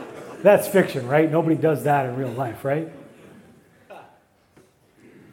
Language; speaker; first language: English; native; English